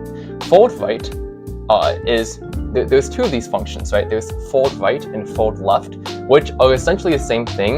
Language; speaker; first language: English; native; English